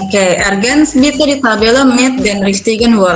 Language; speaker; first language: German; non-native, learner; Indonesian